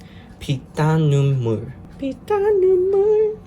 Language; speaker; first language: Korean; non-native, learner; English